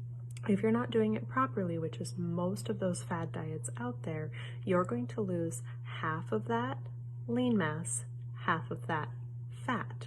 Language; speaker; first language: English; native; English